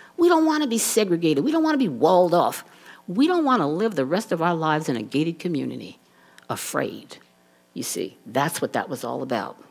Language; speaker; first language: English; native; English